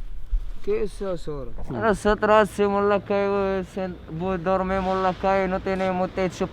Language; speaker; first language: Spanish; non-native, learner; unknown